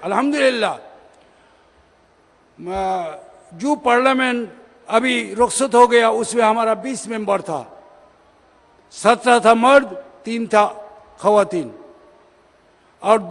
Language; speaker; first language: Urdu; non-native, fluent; Bangla